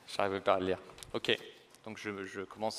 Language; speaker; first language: French; non-native, fluent; English